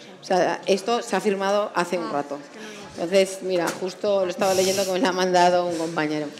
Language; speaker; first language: Spanish; native; Spanish